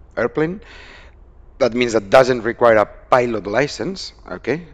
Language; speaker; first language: English; non-native, fluent; Spanish